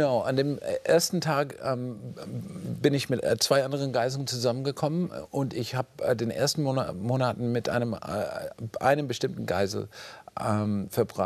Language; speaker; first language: German; non-native, fluent; English